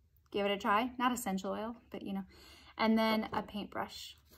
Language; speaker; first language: English; native; English